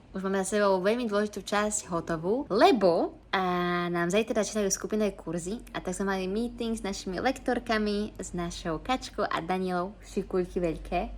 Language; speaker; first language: Slovak; native; Slovak